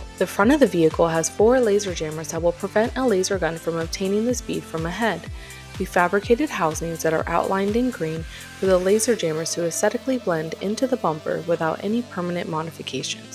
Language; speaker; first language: English; native; English